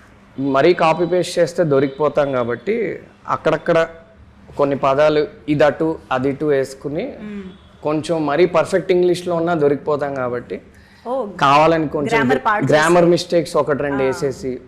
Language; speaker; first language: Telugu; native; Telugu